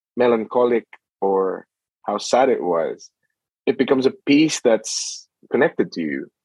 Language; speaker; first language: English; non-native, local second language; Filipino